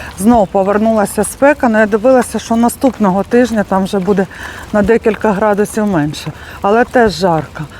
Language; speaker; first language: Ukrainian; native; Ukrainian